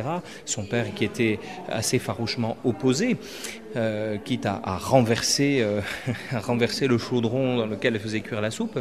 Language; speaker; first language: French; native; French